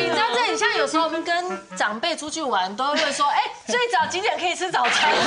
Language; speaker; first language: Chinese; native; Chinese